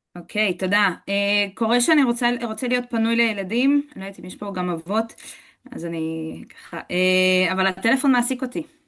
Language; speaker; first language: Hebrew; early bilingual, heritage; Hebrew